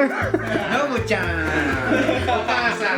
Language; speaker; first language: Japanese; native; Japanese